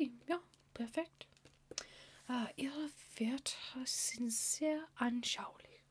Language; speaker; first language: German; non-native, learner; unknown